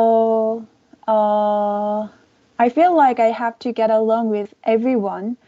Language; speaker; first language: English; non-native, learner; Korean